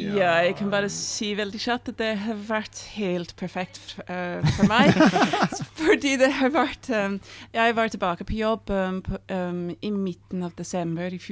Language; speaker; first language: Norwegian; non-native, fluent; English